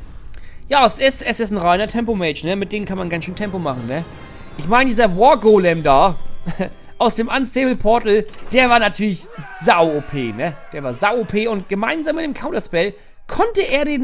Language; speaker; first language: German; native; German